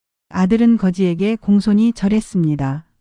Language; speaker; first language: Korean; native; Korean